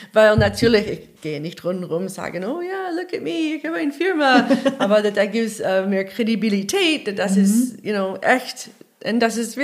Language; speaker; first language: German; non-native, learner; English